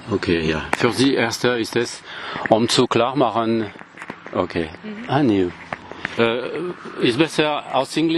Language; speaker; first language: German; non-native, learner; French